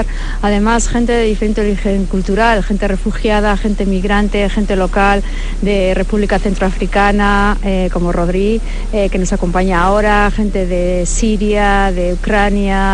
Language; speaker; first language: Spanish; native; Spanish